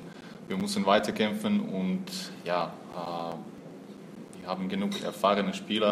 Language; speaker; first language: German; non-native, fluent; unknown